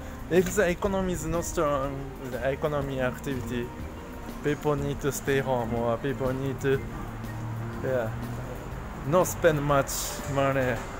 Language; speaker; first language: English; non-native, learner; Japanese